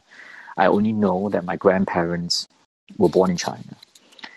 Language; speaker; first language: English; non-native, local second language; Cantonese